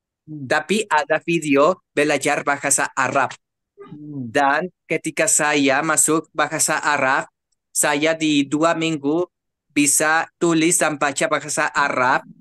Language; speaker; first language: Indonesian; non-native, learner; Spanish